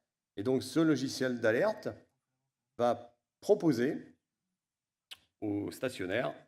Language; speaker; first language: French; native; French